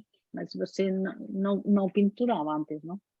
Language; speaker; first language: Portuguese; non-native, fluent; Spanish